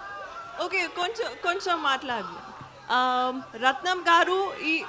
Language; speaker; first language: Telugu; non-native, learner; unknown